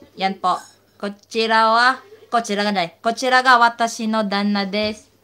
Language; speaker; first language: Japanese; non-native, learner; Filipino